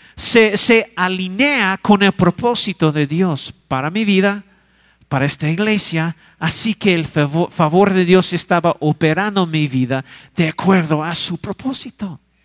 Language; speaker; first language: Spanish; non-native, fluent; English